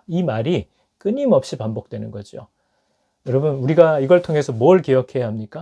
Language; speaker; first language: Korean; native; Korean